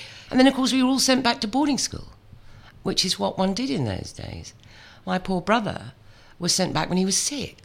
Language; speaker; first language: English; native; English